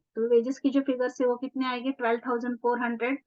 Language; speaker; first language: Hindi; non-native, local second language; Marathi